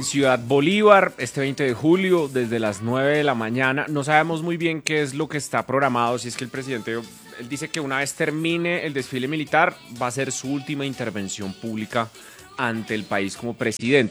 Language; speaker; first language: Spanish; native; Spanish